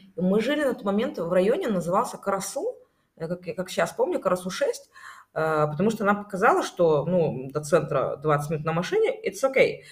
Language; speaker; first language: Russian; native; Russian